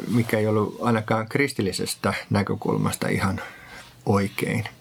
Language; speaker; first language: Finnish; native; Finnish